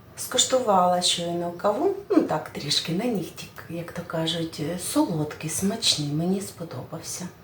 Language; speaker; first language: Ukrainian; non-native, local second language; Russian